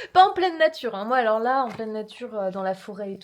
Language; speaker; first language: French; native; French